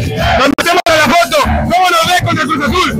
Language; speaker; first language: Spanish; native; Spanish